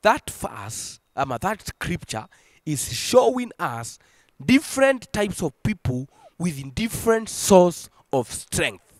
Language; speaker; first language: English; non-native, local second language; Swahili